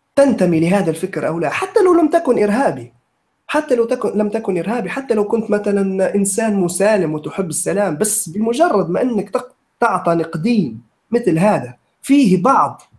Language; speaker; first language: Arabic; native; Arabic